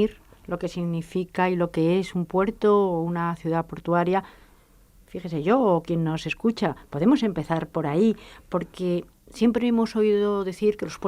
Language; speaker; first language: Spanish; native; Spanish